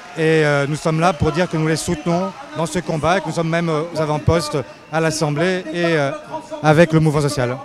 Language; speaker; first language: French; native; French